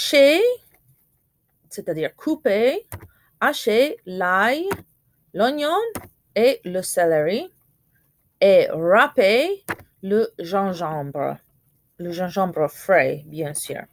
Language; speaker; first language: French; non-native, fluent; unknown